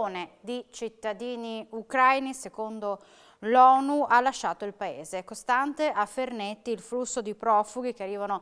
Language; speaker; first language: Italian; native; Italian